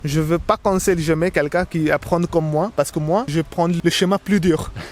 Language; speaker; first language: French; non-native, learner; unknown